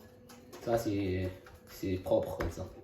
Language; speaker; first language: French; non-native, local second language; Arabic